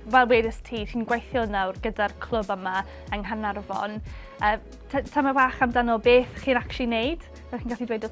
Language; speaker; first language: Welsh; native; Welsh